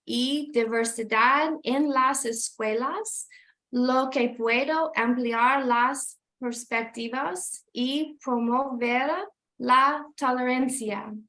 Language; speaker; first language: Spanish; non-native, learner; English